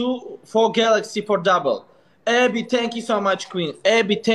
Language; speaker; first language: English; non-native, learner; Russian